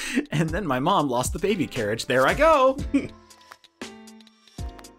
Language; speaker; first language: English; native; English